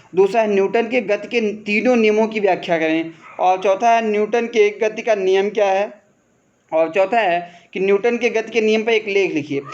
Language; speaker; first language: Hindi; native; Hindi